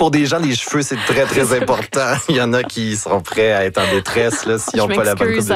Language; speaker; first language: French; native; French